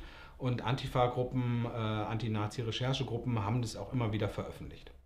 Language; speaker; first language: German; native; German